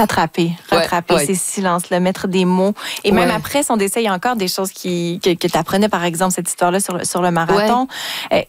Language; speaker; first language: French; native; French